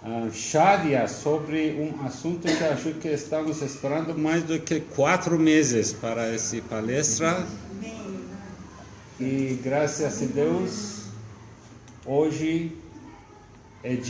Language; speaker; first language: Portuguese; non-native, fluent; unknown